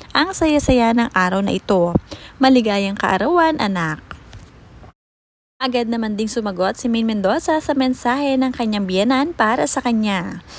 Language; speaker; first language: Filipino; native; Filipino